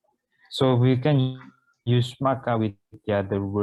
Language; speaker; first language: English; non-native, learner; Indonesian